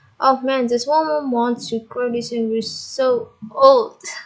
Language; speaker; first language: English; non-native, learner; Indonesian